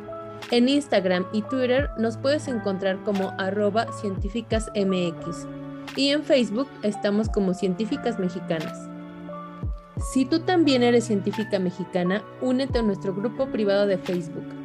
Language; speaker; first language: Spanish; native; Spanish